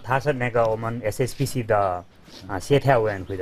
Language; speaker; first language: Chinese; non-native, learner; Nepali